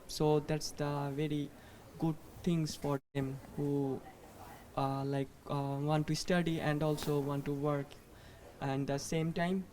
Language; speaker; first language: English; non-native, fluent; Bangla